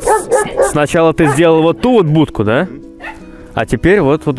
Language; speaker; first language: Russian; native; Russian